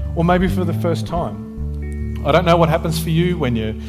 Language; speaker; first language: English; native; English